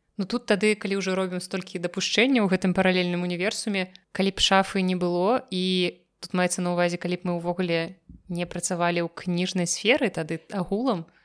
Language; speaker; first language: Belarusian; non-native, local second language; Russian